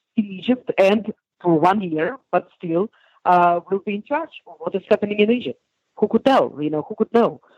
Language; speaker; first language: English; non-native, fluent; Hebrew